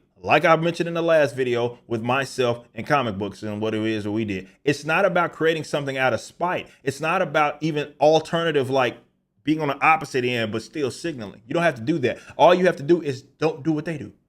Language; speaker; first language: English; native; English